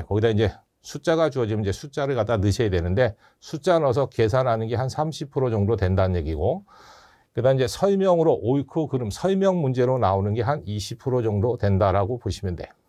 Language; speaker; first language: Korean; native; Korean